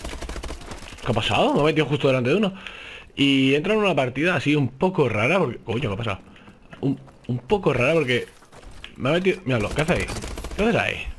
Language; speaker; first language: Spanish; native; Spanish